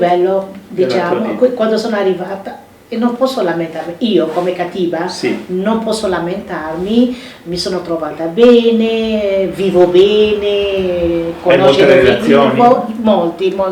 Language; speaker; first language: Italian; non-native, fluent; Arabic